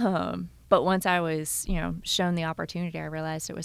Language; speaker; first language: English; native; English